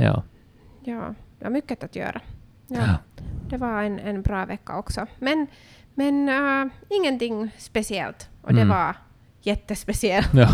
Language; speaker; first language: Swedish; non-native, local second language; Finnish